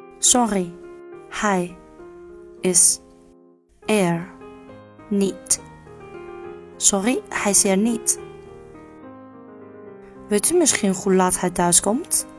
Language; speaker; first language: Dutch; non-native, learner; Chinese